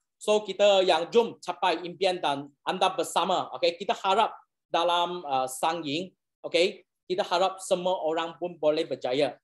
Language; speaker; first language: Malay; non-native, local second language; Chinese